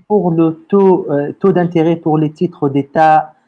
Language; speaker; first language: French; non-native, fluent; Romanian